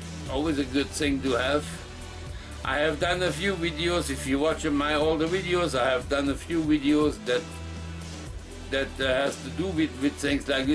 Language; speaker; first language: English; non-native, fluent; German